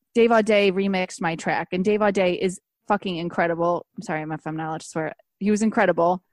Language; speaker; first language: English; native; English